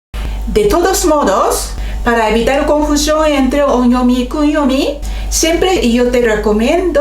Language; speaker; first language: Spanish; non-native, fluent; Japanese